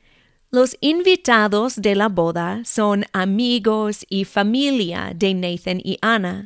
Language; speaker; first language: Spanish; non-native, fluent; English